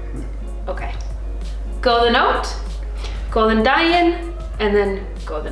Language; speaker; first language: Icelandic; non-native, learner; English